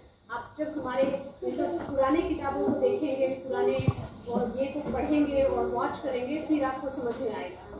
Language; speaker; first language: Hindi; native; Hindi